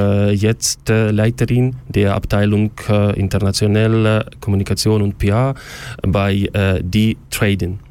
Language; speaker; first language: German; non-native, fluent; Ukrainian